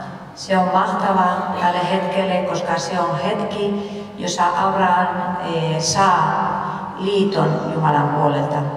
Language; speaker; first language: Finnish; non-native, fluent; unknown